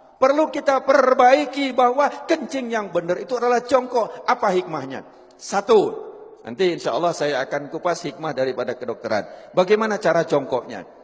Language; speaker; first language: Indonesian; non-native, local second language; Javanese